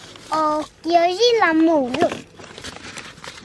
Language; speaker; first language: Swedish; early bilingual, other home language; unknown